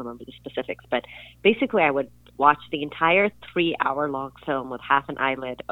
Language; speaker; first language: English; non-native, local second language; Urdu